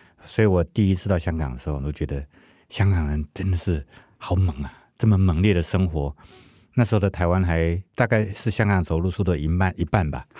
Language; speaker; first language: Chinese; non-native, local second language; Hakka Chinese